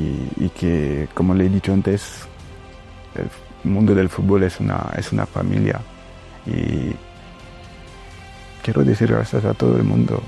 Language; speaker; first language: Spanish; non-native, fluent; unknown